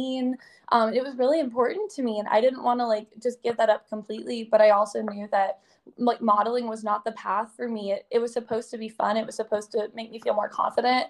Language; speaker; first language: English; native; English